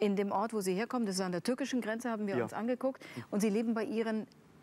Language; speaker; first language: German; native; German